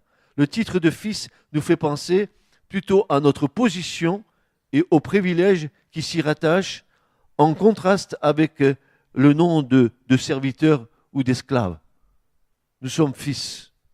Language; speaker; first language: French; native; French